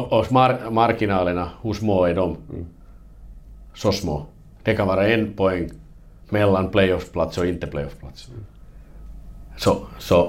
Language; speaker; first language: Swedish; non-native, fluent; Finnish